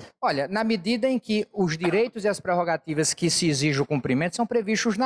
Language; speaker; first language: Portuguese; native; Portuguese